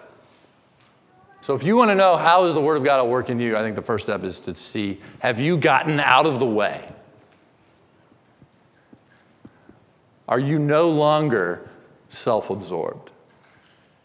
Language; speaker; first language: English; native; English